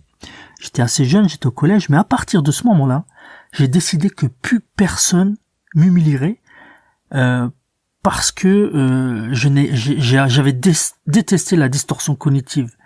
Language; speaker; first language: French; native; French